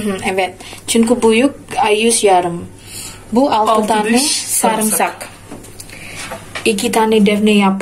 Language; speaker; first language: Turkish; non-native, learner; Indonesian